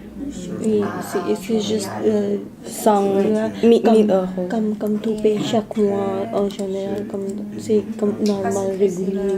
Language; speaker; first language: French; non-native, learner; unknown